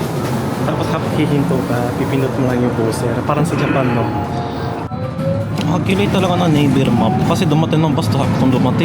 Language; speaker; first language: Filipino; early bilingual, heritage; Filipino